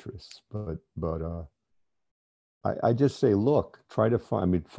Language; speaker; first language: English; native; English